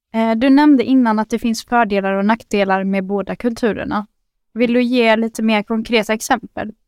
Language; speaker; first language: Swedish; early bilingual, other home language; Arabic